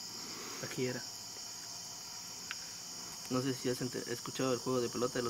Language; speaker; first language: Spanish; native; Spanish